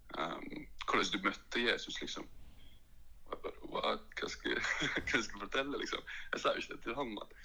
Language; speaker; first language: Norwegian; early bilingual, other home language; Latvian